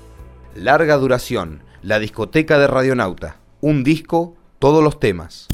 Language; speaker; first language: Spanish; native; Spanish